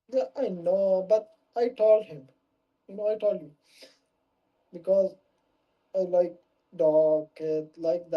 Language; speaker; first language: English; non-native, learner; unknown